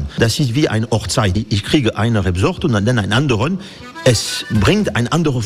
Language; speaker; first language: German; non-native, learner; French